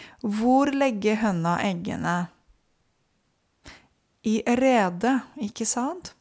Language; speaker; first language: Norwegian; non-native, fluent; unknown